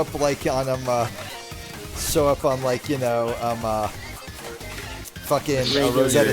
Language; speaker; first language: English; native; English